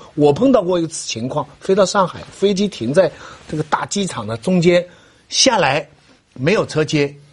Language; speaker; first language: Chinese; native; Chinese